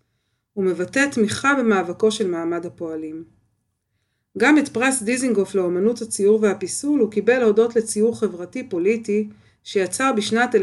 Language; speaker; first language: Hebrew; native; Hebrew